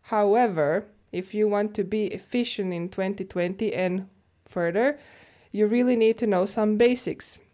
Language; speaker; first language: English; non-native, fluent; Croatian